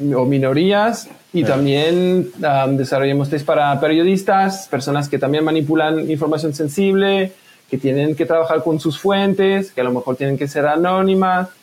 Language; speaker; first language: Spanish; non-native, fluent; French